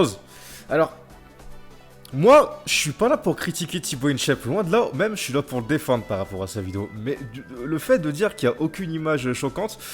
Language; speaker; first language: French; native; French